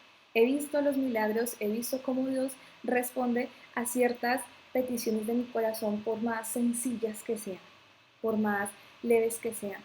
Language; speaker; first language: Spanish; native; Spanish